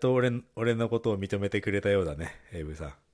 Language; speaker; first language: Japanese; native; Japanese